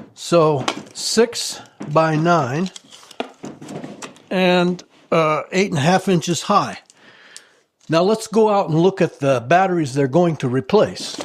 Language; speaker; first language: English; native; English